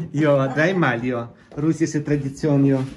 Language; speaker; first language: German; non-native, learner; Russian